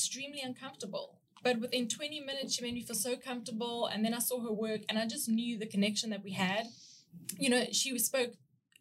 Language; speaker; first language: English; native; English